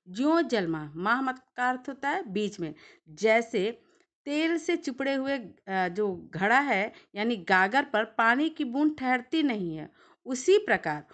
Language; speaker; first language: Hindi; native; Hindi